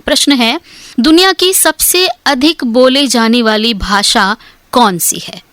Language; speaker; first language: Hindi; native; Hindi